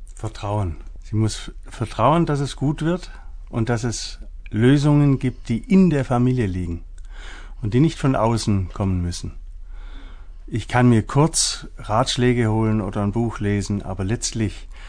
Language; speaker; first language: German; native; German